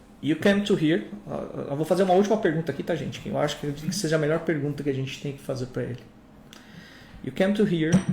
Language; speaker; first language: Portuguese; native; Portuguese